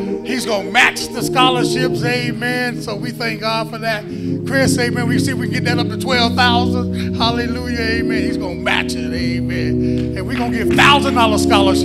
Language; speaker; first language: English; native; English